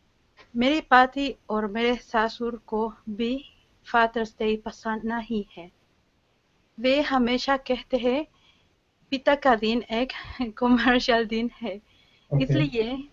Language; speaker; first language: Hindi; non-native, learner; Spanish